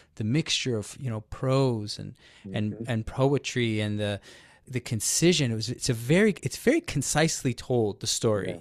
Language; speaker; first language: English; native; English